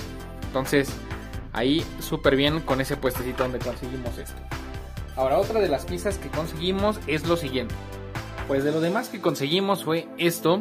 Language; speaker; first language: Spanish; native; Spanish